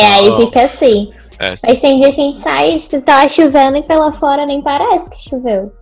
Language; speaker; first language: Portuguese; native; Portuguese